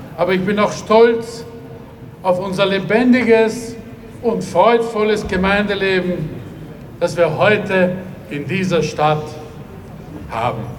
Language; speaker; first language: German; native; German